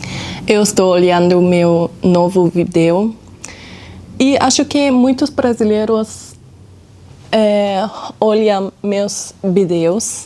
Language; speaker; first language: Portuguese; non-native, fluent; German